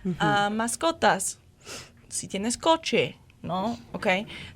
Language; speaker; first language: Spanish; non-native, fluent; English